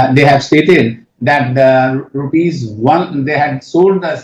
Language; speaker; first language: English; non-native, local second language; Hindi